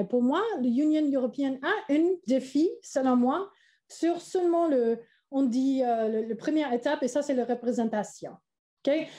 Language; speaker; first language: French; non-native, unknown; English